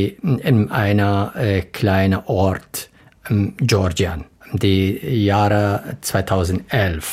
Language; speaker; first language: German; non-native, learner; Arabic